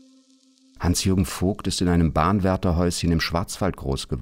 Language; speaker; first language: German; native; German